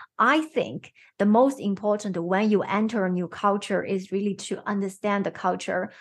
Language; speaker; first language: English; non-native, fluent; Chinese